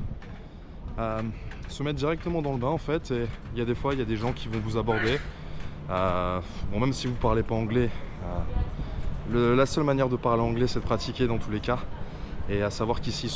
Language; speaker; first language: French; native; French